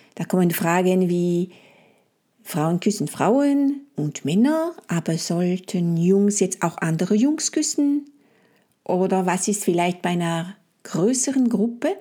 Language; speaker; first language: German; non-native, fluent; French